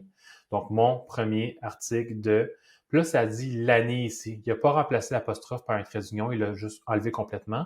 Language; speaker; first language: French; native; French